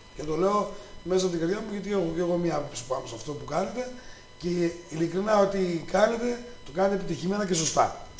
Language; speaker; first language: Greek; native; Greek